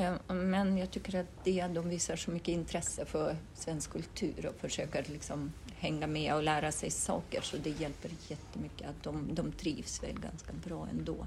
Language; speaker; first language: Swedish; non-native, fluent; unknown